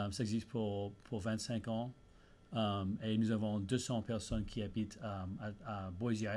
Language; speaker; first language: French; early bilingual, heritage; English